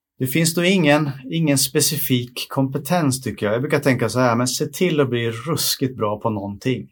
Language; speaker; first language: Swedish; native; Swedish